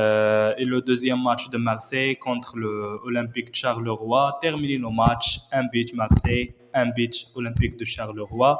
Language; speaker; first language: French; non-native, learner; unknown